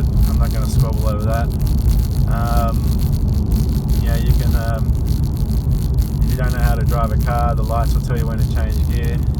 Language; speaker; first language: English; native; English